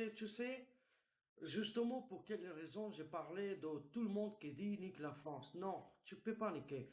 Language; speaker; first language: French; non-native, fluent; Romanian